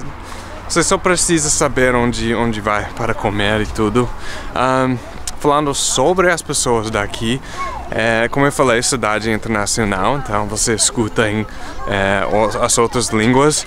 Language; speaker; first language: Portuguese; non-native, fluent; English